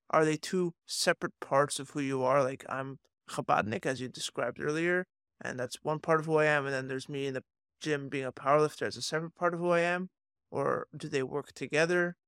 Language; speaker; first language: English; native; English